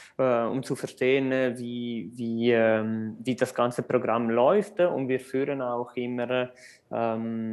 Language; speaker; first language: German; non-native, local second language; Italian